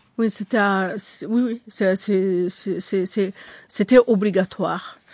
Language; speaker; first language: French; non-native, local second language; Kinyarwanda